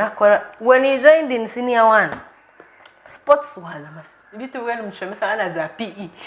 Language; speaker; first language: English; non-native, local second language; Nyankole